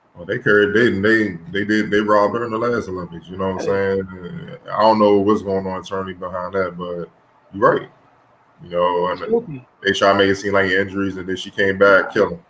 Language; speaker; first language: English; native; English